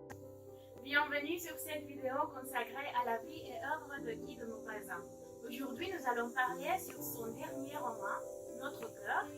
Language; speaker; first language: French; non-native, learner; Spanish